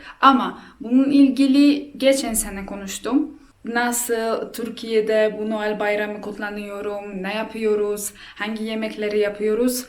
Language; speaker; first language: Turkish; non-native, fluent; Polish